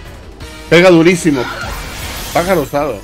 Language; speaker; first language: Spanish; native; Spanish